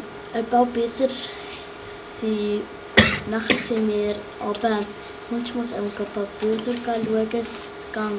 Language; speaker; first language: German; early bilingual, other home language; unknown